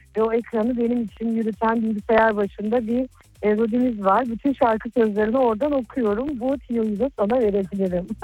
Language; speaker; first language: Turkish; early bilingual, heritage; Turkish